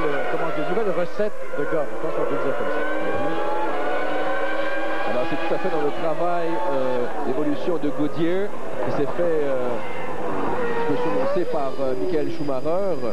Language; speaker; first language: French; native; French